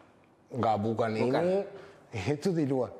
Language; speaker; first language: Indonesian; non-native, fluent; Spanish